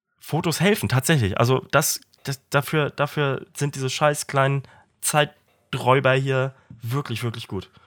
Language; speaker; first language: German; native; German